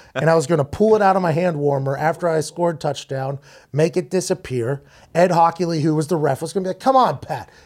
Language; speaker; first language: English; native; English